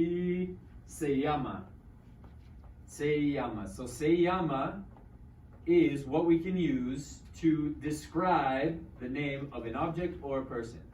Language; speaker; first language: Spanish; non-native, fluent; English